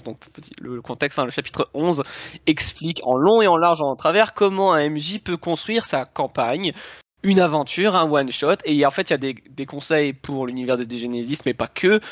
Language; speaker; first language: French; native; French